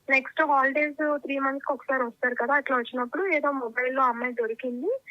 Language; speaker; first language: Telugu; native; Telugu